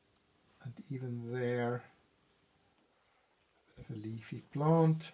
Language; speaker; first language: English; non-native, fluent; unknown